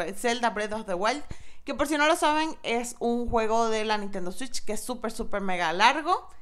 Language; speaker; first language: Spanish; native; Spanish